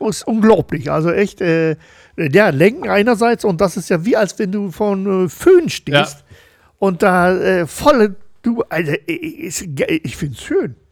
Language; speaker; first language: German; native; German